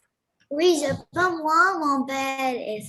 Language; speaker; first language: French; non-native, learner; Arabic